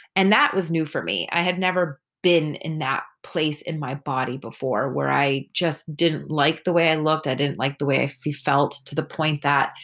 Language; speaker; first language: English; early bilingual, other home language; Spanish